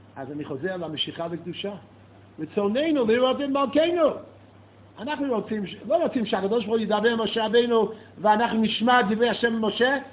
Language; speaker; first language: Hebrew; non-native, fluent; English